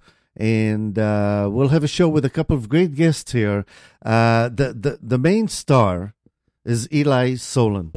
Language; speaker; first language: English; native; English